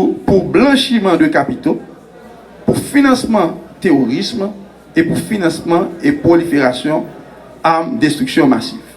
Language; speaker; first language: French; non-native, local second language; Haitian Creole